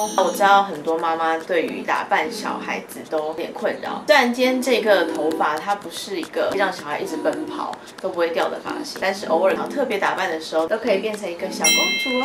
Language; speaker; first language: Chinese; native; Chinese